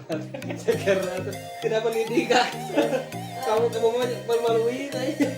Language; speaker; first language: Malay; non-native, local second language; Sundanese